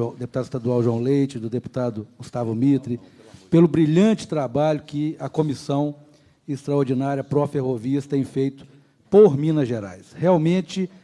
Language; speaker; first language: Portuguese; native; Portuguese